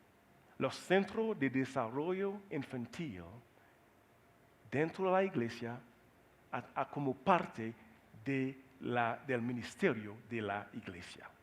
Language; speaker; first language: Spanish; non-native, learner; Haitian Creole